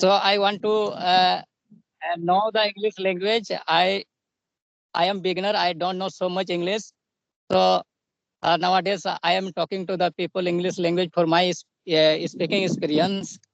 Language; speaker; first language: English; non-native, learner; Santali